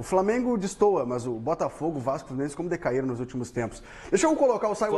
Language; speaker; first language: Portuguese; native; Portuguese